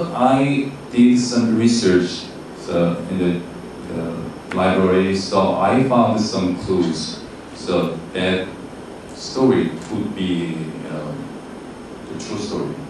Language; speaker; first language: English; non-native, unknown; Korean